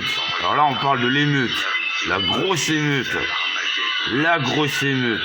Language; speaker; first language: French; native; French